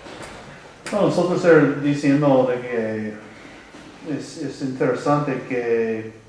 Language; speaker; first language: Spanish; non-native, learner; English